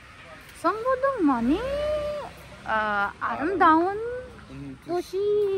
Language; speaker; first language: Korean; non-native, learner; Urdu